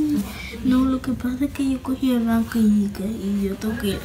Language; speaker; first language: Spanish; early bilingual, heritage; Spanish